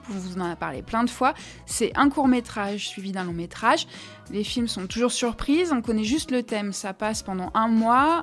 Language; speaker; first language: French; native; French